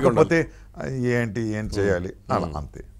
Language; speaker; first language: Telugu; non-native, learner; Tamil